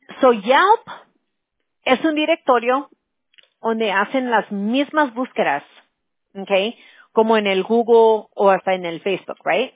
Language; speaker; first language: Spanish; early bilingual, heritage; Spanish